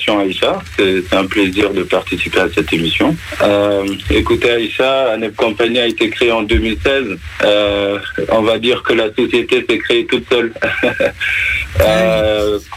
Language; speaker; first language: French; non-native, local second language; Wolof